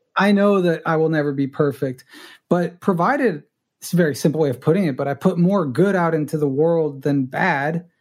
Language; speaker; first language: English; early bilingual, other home language; Spanish